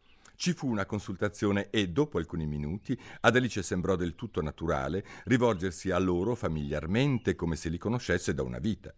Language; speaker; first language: Italian; native; Italian